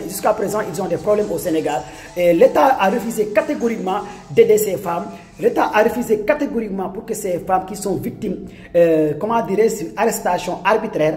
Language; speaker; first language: French; non-native, local second language; Wolof